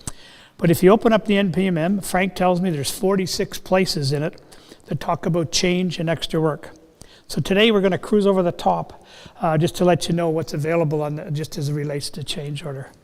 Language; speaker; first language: English; native; English